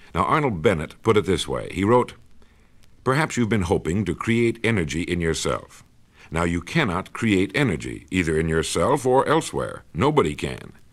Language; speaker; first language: English; native; English